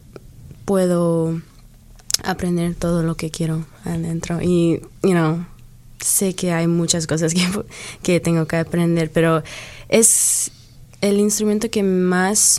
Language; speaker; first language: Spanish; early bilingual, heritage; English